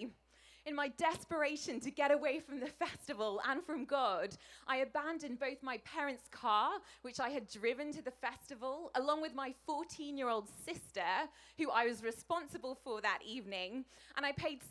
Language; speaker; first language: English; native; English